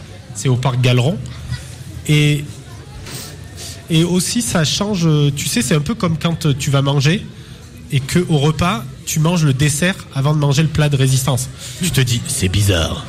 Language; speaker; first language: French; native; French